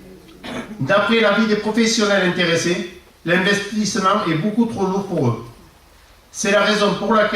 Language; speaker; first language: French; native; French